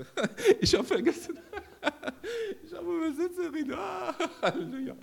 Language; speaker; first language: German; non-native, learner; Persian